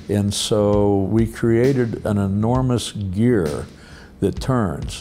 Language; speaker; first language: English; native; English